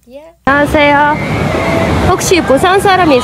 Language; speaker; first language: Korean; non-native, learner; Arabic